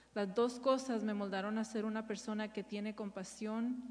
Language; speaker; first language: Spanish; early bilingual, heritage; Spanish